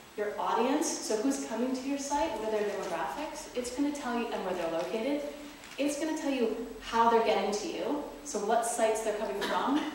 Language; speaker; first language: English; native; English